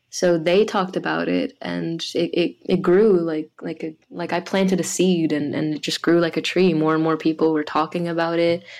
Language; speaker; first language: English; early bilingual, other home language; French